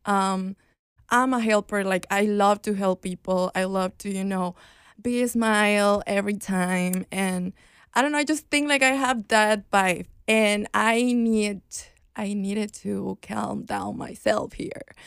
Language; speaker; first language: English; non-native, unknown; Spanish